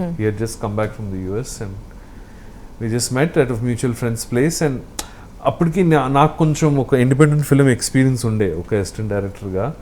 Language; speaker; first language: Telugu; non-native, local second language; Malayalam